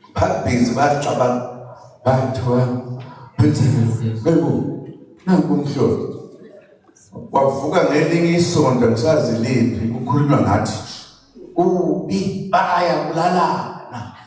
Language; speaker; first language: Zulu; native; Zulu